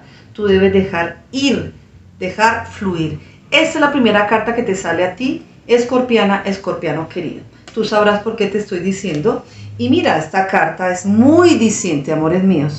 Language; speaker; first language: Spanish; native; Spanish